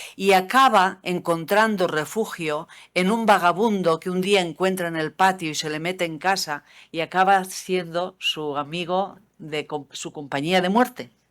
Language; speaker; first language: Spanish; non-native, local second language; Catalan